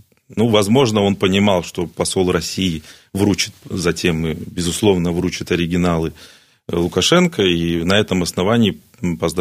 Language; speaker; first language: Russian; native; Russian